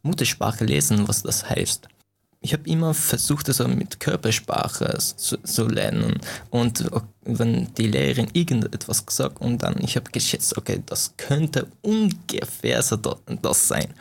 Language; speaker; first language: German; non-native, fluent; Persian